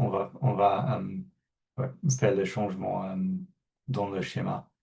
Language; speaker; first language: French; non-native, fluent; English